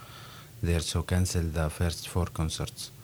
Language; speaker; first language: English; non-native, learner; Arabic